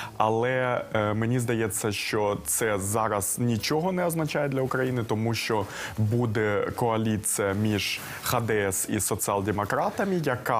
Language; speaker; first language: Ukrainian; early bilingual, heritage; Ukrainian